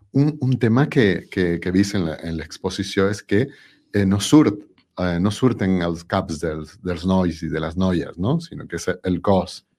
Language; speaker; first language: Catalan; non-native, local second language; Spanish